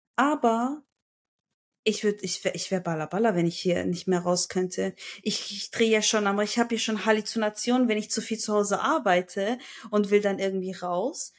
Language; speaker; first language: German; early bilingual, other home language; Turkish